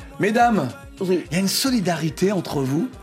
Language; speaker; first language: French; native; French